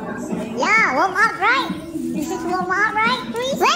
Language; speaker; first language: English; non-native, learner; Indonesian